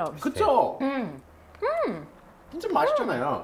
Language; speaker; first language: Korean; non-native, learner; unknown